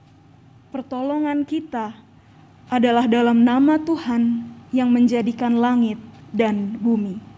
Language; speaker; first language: Indonesian; native; Indonesian